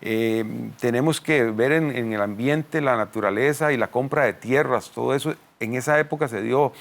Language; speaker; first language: Spanish; native; Spanish